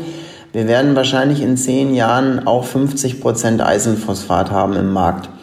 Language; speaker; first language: German; native; German